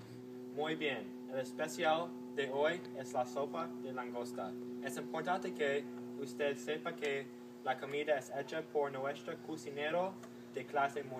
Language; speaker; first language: Spanish; non-native, learner; English